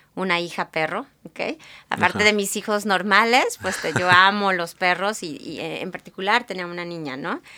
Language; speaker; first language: Spanish; native; Spanish